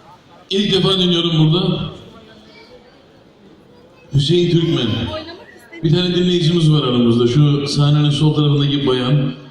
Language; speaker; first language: Turkish; native; Turkish